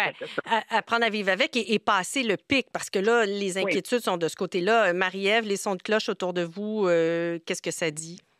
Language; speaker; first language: French; native; French